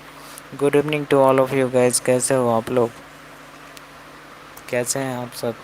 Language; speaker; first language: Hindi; non-native, local second language; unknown